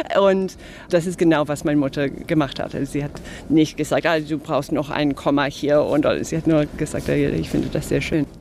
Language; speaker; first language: German; non-native, fluent; English